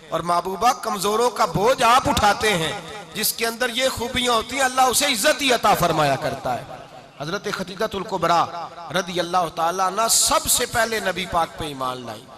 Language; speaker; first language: Hindi; non-native, local second language; Punjabi